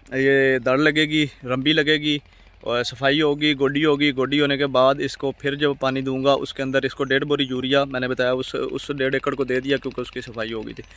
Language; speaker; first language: Urdu; non-native, local second language; Punjabi